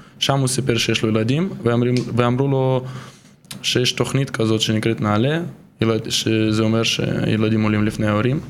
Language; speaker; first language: Hebrew; non-native, fluent; Russian